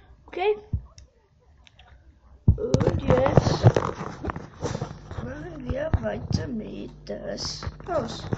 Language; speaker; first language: German; early bilingual, other home language; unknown